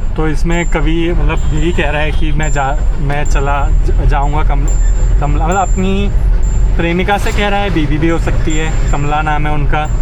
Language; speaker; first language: Hindi; non-native, local second language; Kannada